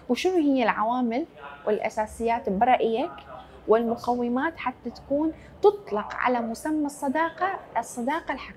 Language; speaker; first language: Arabic; native; Arabic